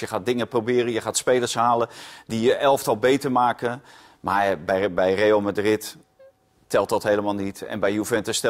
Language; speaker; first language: Dutch; native; Dutch